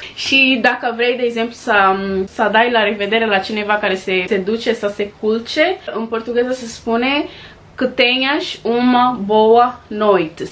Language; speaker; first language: Romanian; non-native, fluent; Portuguese